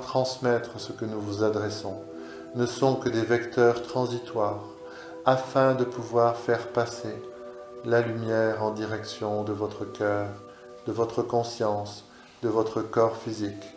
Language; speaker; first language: French; native; French